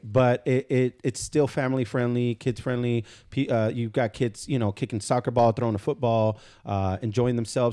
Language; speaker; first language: English; early bilingual, other home language; Spanish